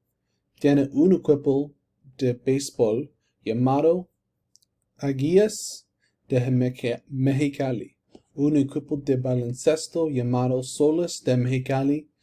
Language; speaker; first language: Spanish; non-native, learner; English